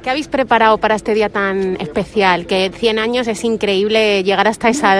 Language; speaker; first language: Spanish; native; Spanish